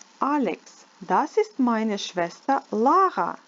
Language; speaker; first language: German; non-native, fluent; Ukrainian